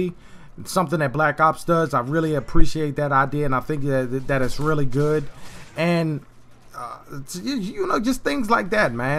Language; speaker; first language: English; native; English